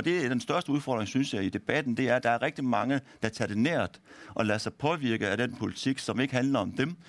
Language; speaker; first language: Danish; early bilingual, other home language; Turkish